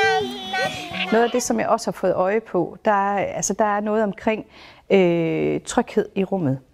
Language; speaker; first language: Danish; native; Danish